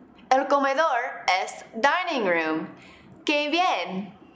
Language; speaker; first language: Spanish; non-native, fluent; English